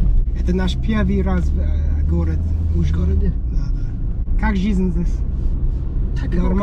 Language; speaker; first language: Russian; non-native, learner; English